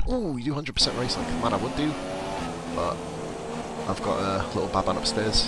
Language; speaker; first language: English; native; English